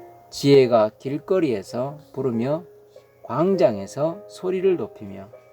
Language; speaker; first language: Korean; native; Korean